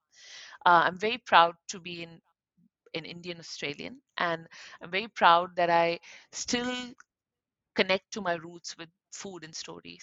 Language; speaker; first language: English; non-native, local second language; Punjabi